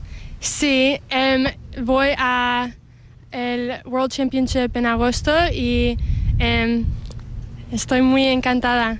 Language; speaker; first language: Spanish; early bilingual, heritage; Spanish